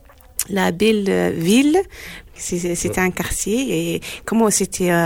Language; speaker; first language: French; non-native, learner; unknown